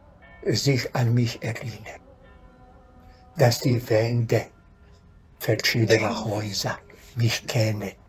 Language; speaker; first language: German; non-native, fluent; Bosnian